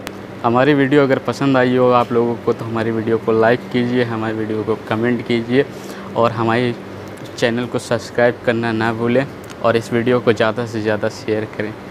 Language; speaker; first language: Hindi; native; Hindi